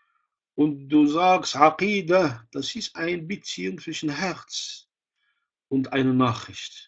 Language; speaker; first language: German; non-native, fluent; Arabic